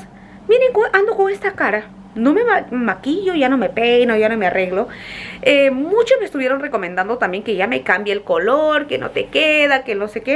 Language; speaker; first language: Spanish; native; Spanish